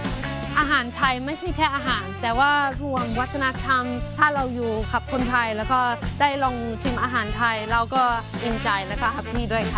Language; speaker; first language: Thai; non-native, fluent; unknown